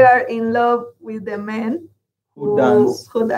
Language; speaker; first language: English; non-native, learner; Spanish